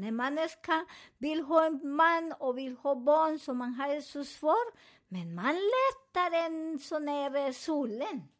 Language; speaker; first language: Swedish; non-native, fluent; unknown